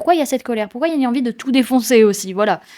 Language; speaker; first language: French; native; French